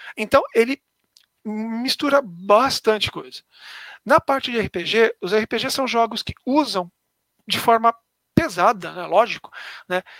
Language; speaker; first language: Portuguese; native; Portuguese